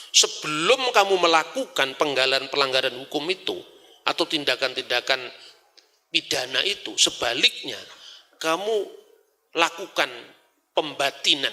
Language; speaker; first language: Indonesian; non-native, local second language; Javanese